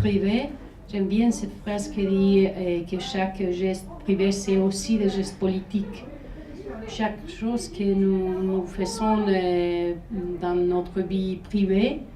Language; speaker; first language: French; non-native, fluent; Spanish